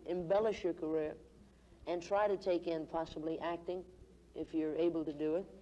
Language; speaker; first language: English; native; English